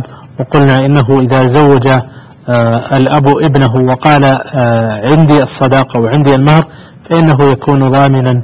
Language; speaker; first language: Arabic; native; Arabic